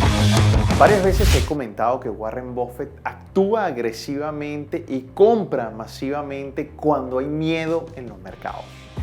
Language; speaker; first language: Spanish; native; Spanish